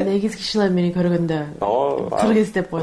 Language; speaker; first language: Kyrgyz; non-native, learner; English